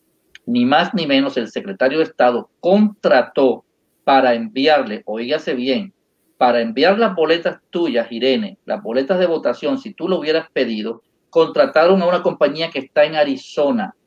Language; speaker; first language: Spanish; native; Spanish